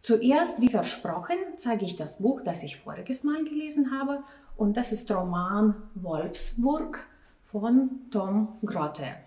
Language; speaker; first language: German; non-native, fluent; Lithuanian